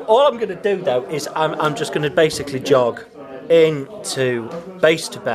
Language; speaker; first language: English; native; English